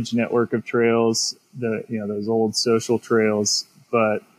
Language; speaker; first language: English; native; English